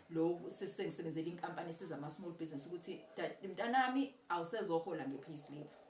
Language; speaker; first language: Zulu; native; Zulu